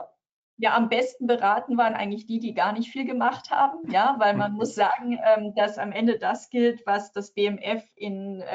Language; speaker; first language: German; native; German